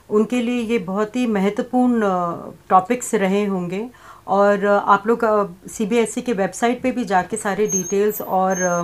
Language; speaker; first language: Hindi; native; Hindi